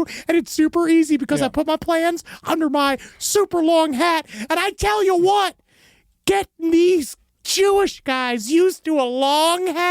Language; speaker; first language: English; native; English